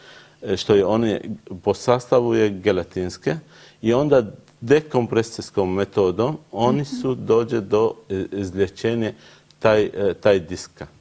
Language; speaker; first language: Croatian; non-native, learner; Arabic